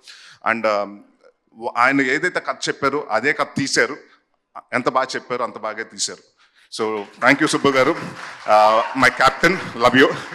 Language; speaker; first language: Telugu; native; Telugu